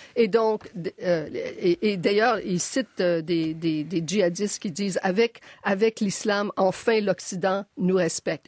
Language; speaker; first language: French; native; French